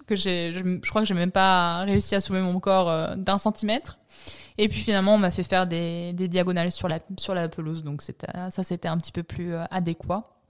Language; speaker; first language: French; early bilingual, other home language; Italian